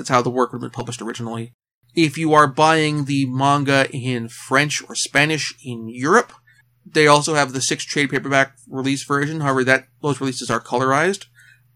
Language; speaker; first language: English; native; English